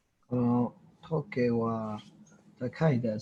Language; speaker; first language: Japanese; non-native, learner; English